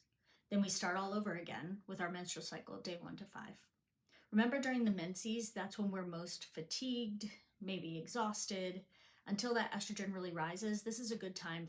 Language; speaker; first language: English; native; English